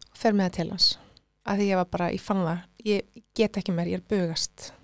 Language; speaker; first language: Icelandic; non-native, local second language; Swedish